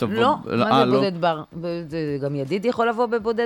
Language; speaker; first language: Hebrew; native; Hebrew